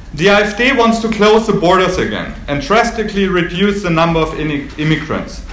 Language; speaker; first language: English; non-native, fluent; German